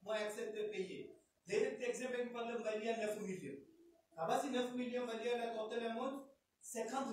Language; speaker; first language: French; non-native, learner; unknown